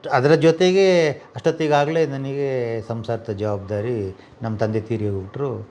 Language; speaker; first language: Kannada; native; Kannada